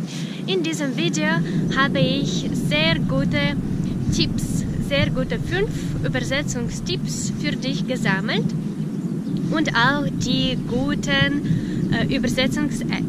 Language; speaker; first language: German; non-native, fluent; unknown